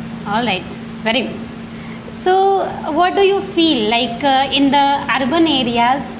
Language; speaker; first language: English; non-native, learner; Hindi